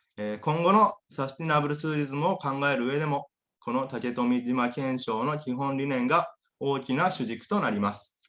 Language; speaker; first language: Japanese; native; Japanese